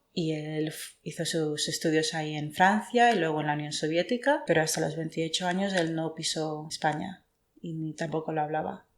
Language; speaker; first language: Spanish; native; Spanish